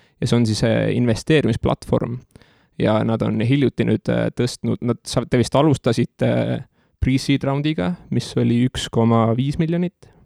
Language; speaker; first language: Estonian; native; Estonian